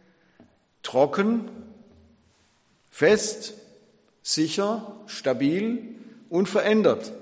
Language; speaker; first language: German; native; German